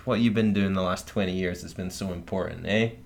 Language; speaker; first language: English; native; English